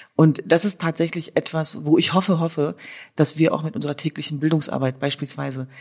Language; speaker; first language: German; native; German